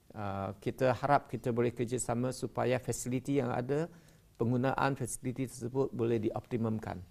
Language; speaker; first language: Malay; non-native, local second language; Chinese